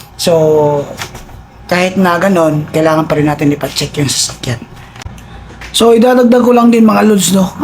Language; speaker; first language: Filipino; non-native, local second language; Cebuano